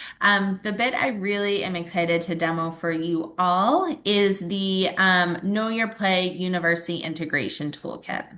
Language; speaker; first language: English; native; English